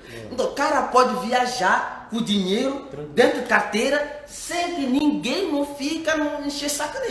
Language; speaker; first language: Portuguese; non-native, fluent; French